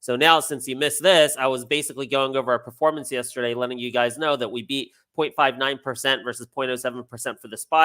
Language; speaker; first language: English; native; English